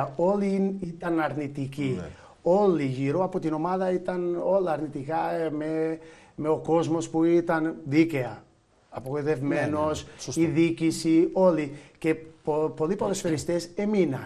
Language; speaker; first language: Greek; non-native, fluent; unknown